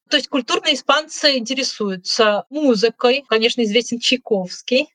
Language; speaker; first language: Russian; native; Russian